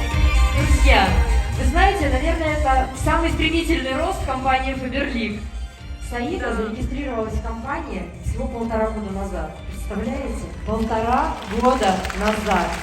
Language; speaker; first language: Russian; native; Russian